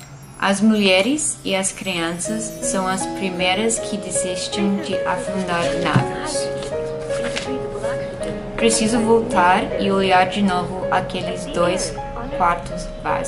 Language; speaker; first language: Portuguese; non-native, fluent; English